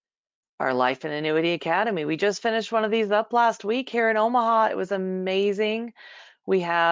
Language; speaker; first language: English; native; English